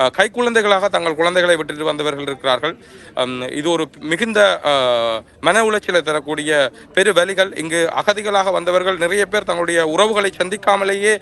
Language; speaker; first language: Tamil; native; Tamil